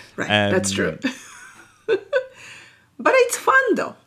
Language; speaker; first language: English; non-native, fluent; Japanese